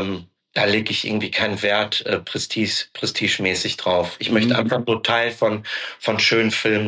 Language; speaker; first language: German; native; German